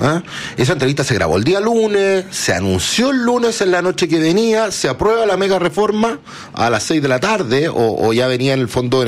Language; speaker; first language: Spanish; native; Spanish